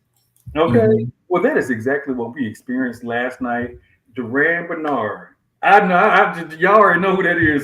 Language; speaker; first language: English; native; English